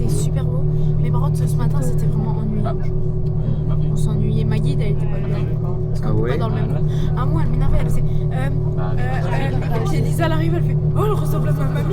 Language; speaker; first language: French; native; French